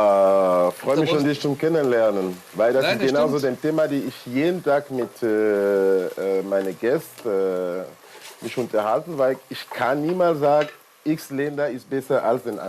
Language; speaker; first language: German; non-native, learner; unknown